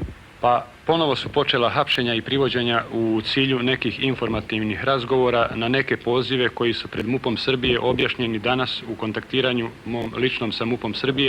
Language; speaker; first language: Bosnian; native; Bosnian